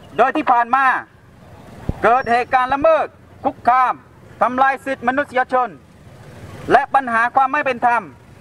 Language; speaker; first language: Thai; non-native, local second language; Pattani Malay